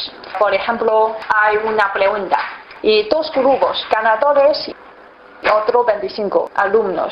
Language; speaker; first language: Spanish; non-native, learner; Chinese